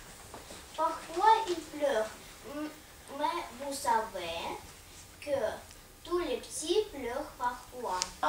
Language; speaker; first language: French; non-native, learner; Russian